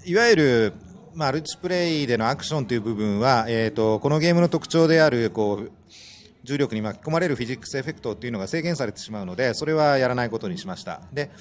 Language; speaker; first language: Japanese; native; Japanese